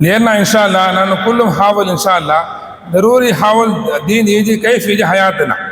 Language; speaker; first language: Arabic; non-native, learner; Indonesian